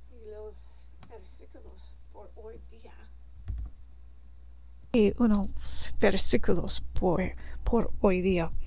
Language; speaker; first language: Spanish; non-native, learner; English